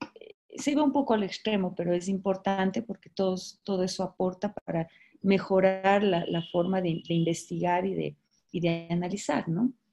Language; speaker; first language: Spanish; native; Spanish